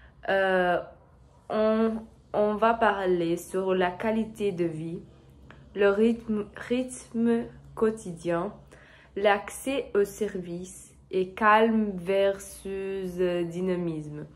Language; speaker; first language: French; non-native, learner; Portuguese